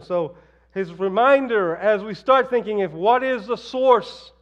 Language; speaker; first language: English; early bilingual, other home language; Spanish